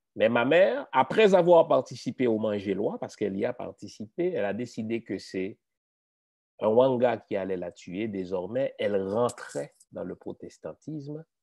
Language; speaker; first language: French; native; French